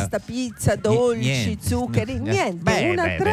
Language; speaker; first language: Italian; native; Italian